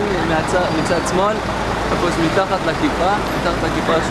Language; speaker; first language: Hebrew; native; Hebrew